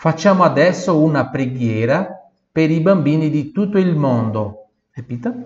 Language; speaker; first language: Italian; non-native, fluent; Portuguese